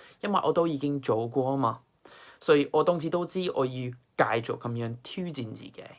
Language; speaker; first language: Cantonese; non-native, fluent; English